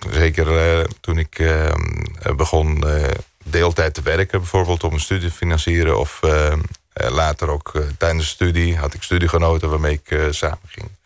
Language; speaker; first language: Dutch; non-native, fluent; Greek